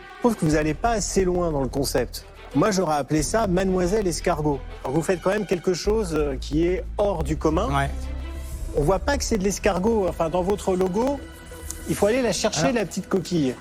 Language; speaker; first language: French; native; French